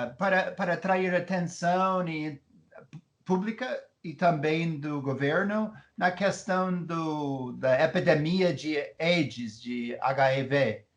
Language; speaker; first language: Portuguese; non-native, fluent; English